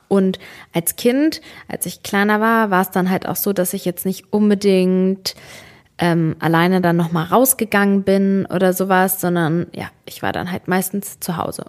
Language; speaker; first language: German; early bilingual, other home language; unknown